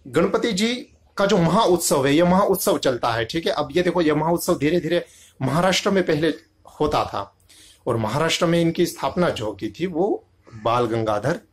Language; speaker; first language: Hindi; non-native, local second language; Gujarati